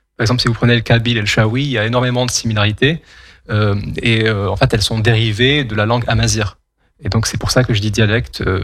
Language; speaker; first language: French; non-native, local second language; Kabyle